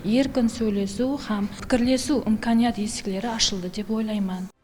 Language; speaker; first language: Uzbek; non-native, local second language; Kara-Kalpak